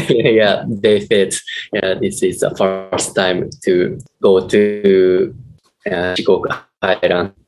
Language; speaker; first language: English; non-native, learner; Japanese